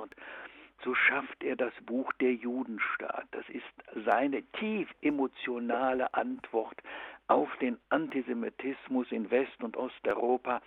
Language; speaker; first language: German; native; German